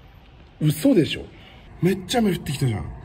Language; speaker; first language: Japanese; native; Japanese